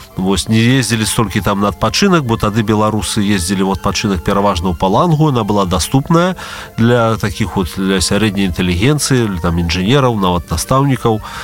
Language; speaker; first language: Belarusian; native; Belarusian